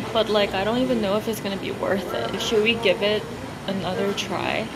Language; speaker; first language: English; early bilingual, other home language; Korean